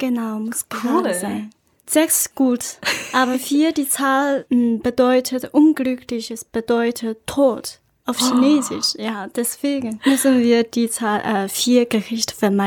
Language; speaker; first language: German; non-native, learner; Chinese